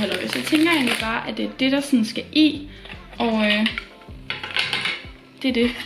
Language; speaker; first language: Danish; native; Danish